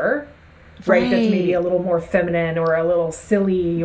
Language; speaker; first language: English; native; English